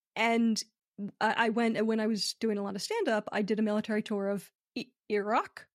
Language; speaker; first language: English; native; English